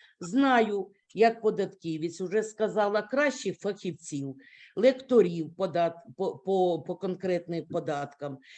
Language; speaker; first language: Ukrainian; native; Ukrainian